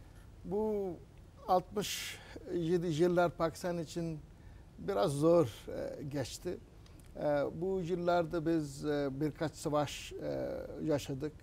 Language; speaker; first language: Turkish; non-native, learner; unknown